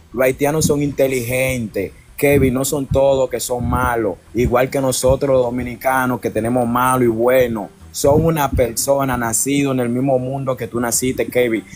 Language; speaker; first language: Spanish; native; Spanish